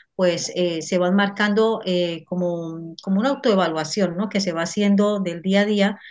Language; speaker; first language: Spanish; native; Spanish